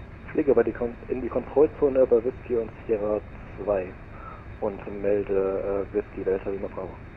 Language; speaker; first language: German; native; German